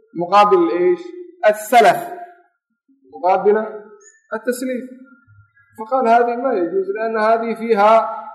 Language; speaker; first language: Arabic; non-native, local second language; Somali